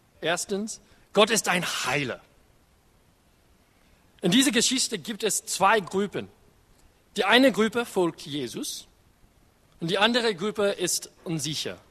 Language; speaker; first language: German; non-native, learner; English